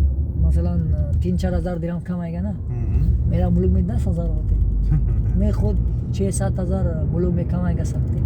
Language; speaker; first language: Hindi; non-native, learner; Tajik